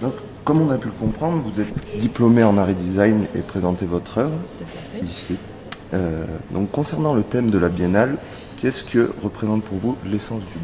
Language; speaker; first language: French; native; French